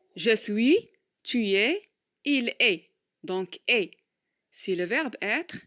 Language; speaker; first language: French; non-native, local second language; Arabic